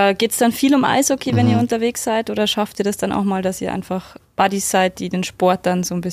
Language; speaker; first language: German; native; German